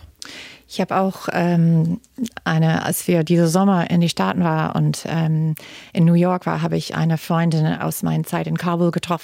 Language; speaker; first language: German; non-native, fluent; English